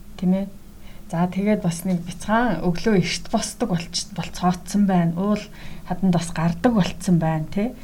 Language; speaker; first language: Mongolian; native; Mongolian